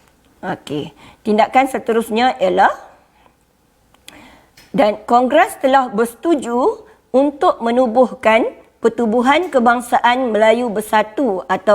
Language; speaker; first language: Malay; native; Malay